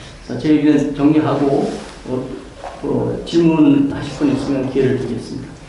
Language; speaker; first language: Korean; native; Korean